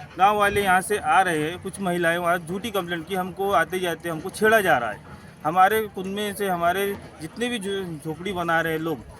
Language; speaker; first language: Hindi; native; Hindi